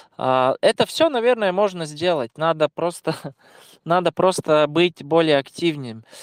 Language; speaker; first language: Russian; non-native, local second language; Latvian